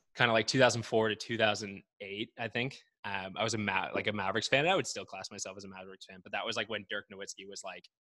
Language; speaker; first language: English; native; English